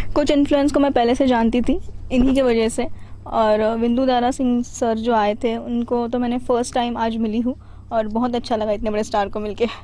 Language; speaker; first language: Hindi; non-native, local second language; Marathi